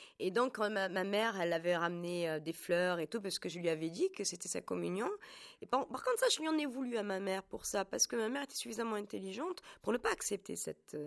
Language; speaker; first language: French; native; French